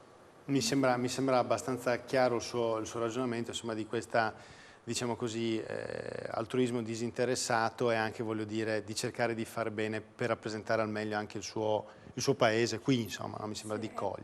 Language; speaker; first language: Italian; native; Italian